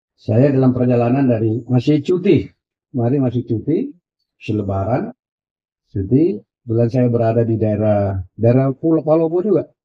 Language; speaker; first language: Indonesian; non-native, local second language; Buginese